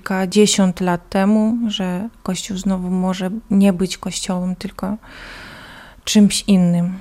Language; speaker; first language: Polish; non-native, fluent; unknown